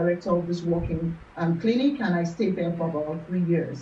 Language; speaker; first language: English; non-native, local second language; Yoruba